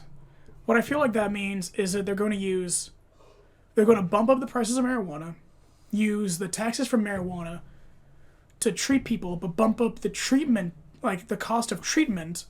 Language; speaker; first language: English; native; English